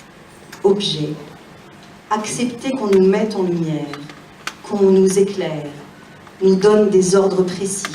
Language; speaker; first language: French; native; French